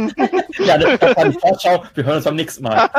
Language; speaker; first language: German; native; German